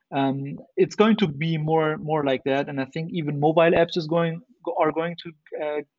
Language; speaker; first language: English; non-native, fluent; German